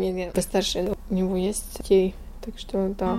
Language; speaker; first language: Russian; non-native, local second language; Latvian